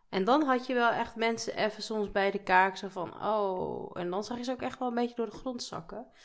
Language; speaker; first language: Dutch; native; Dutch